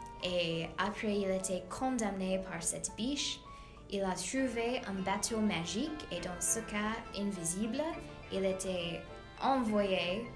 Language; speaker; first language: French; non-native, learner; English